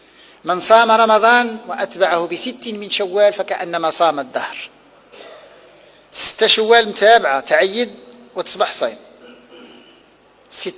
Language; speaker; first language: Arabic; native; Arabic